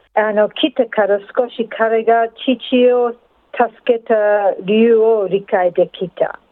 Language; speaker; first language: Japanese; non-native, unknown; English